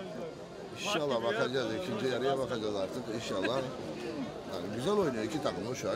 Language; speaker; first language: Turkish; early bilingual, other home language; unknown